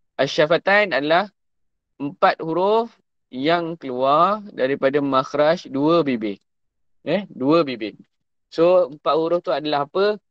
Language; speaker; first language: Malay; native; Malay